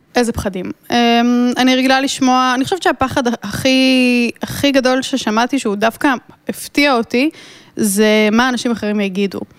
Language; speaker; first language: Hebrew; native; Hebrew